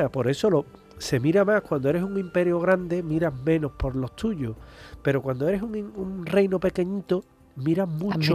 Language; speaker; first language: Spanish; native; Spanish